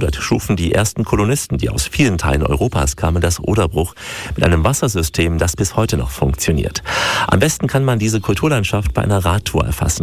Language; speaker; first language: German; native; German